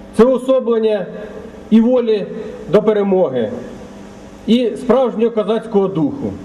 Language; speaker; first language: Ukrainian; native; Ukrainian